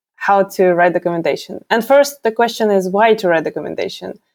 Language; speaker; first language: English; non-native, fluent; Ukrainian